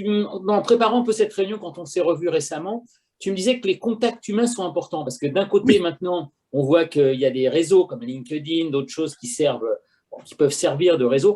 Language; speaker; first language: French; native; French